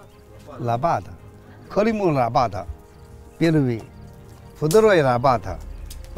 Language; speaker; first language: Russian; non-native, learner; Chinese